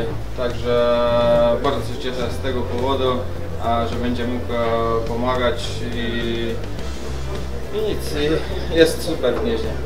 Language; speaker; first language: Polish; non-native, fluent; Croatian